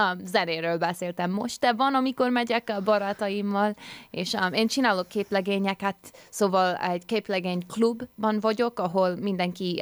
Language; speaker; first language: Hungarian; early bilingual, heritage; English